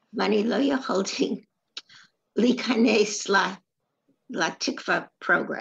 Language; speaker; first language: Hebrew; non-native, learner; English